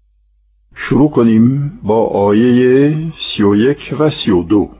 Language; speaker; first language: Persian; non-native, fluent; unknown